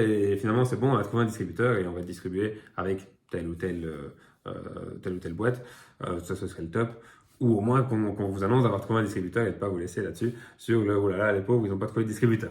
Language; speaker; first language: French; native; French